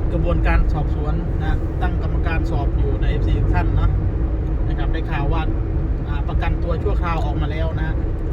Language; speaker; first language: Thai; non-native, local second language; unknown